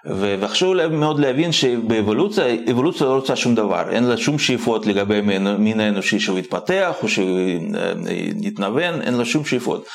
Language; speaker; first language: Hebrew; non-native, fluent; Russian